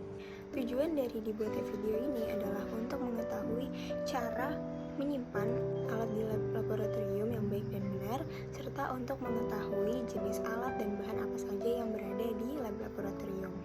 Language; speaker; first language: Malay; native; Malay